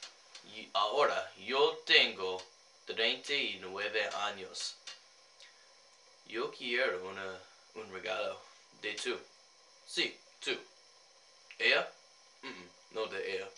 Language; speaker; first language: Spanish; non-native, learner; English